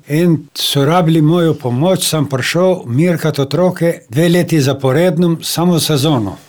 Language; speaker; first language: Slovenian; non-native, fluent; Albanian